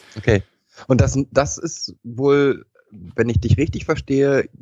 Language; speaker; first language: German; non-native, fluent; English